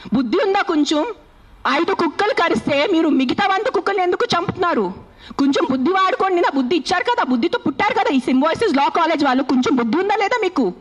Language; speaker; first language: Telugu; non-native, fluent; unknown